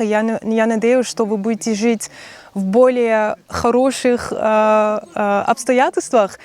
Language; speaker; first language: Russian; non-native, learner; Dutch